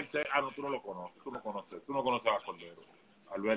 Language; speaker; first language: Spanish; native; Spanish